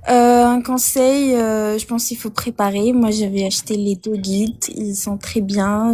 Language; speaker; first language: French; non-native, local second language; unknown